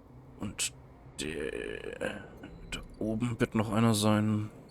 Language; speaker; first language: German; native; German